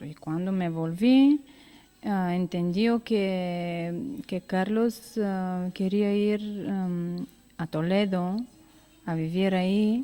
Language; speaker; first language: Spanish; non-native, learner; Bulgarian